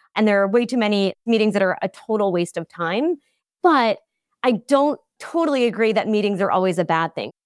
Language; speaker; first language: English; native; English